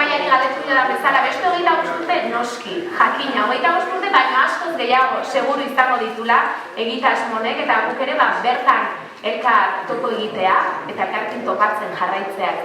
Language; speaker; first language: Basque; native; Basque